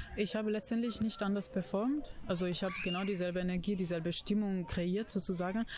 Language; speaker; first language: German; non-native, fluent; Italian